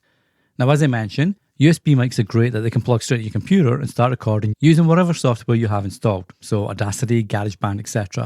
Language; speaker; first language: English; native; English